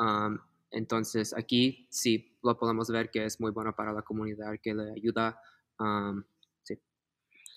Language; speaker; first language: Spanish; early bilingual, heritage; Spanish